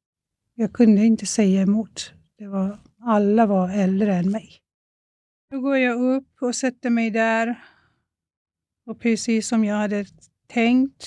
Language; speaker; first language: Swedish; non-native, fluent; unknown